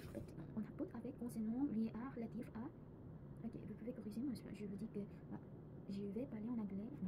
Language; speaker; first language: French; non-native, learner; Korean